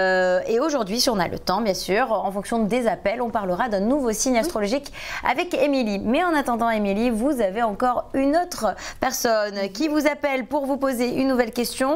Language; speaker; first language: French; native; French